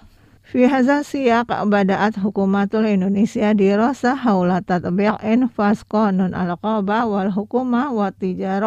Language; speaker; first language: Arabic; non-native, fluent; Indonesian